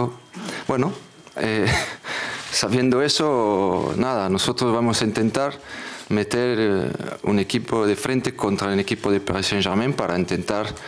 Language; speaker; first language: Spanish; non-native, fluent; French